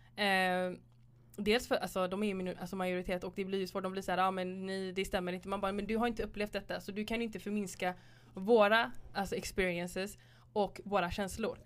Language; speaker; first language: Swedish; early bilingual, other home language; Somali